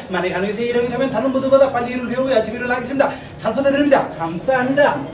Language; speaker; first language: Korean; non-native, learner; Nepali